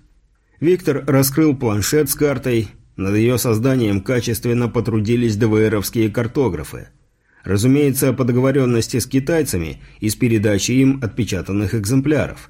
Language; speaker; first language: Russian; native; Russian